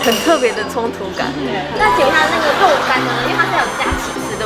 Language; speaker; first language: Chinese; native; Chinese